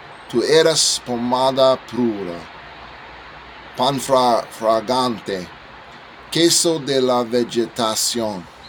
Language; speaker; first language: Spanish; non-native, learner; English